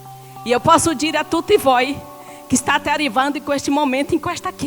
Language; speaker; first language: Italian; non-native, learner; Portuguese